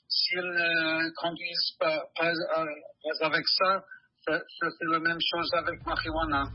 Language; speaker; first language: French; non-native, learner; English